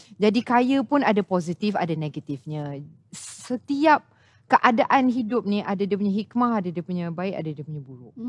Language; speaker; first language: Malay; non-native, local second language; English